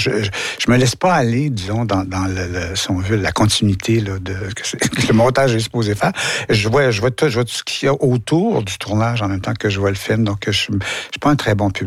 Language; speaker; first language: French; native; French